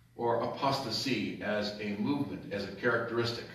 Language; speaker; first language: English; native; English